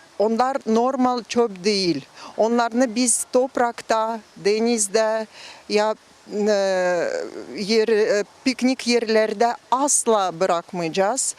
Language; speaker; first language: Turkish; non-native, learner; Russian